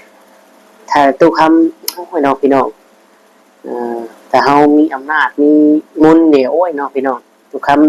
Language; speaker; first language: Thai; non-native, local second language; Lao